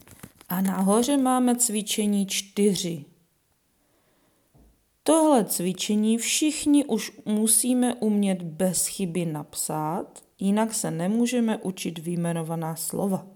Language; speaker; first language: Czech; native; Czech